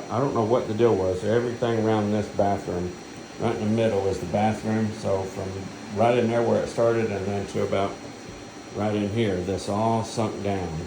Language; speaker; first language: English; native; English